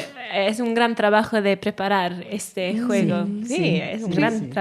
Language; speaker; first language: Spanish; non-native, learner; Welsh